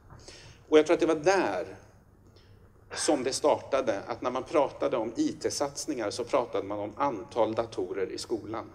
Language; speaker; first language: Swedish; native; Swedish